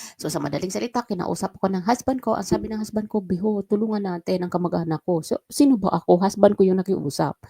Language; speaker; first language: Filipino; non-native, local second language; Waray